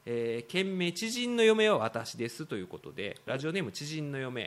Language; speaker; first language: Japanese; native; Japanese